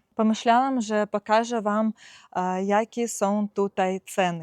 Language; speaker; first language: Polish; non-native, learner; Russian